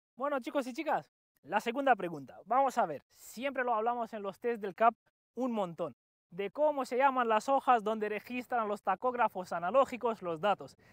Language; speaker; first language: Spanish; non-native, fluent; Romanian